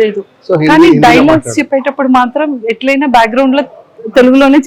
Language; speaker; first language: Telugu; native; Telugu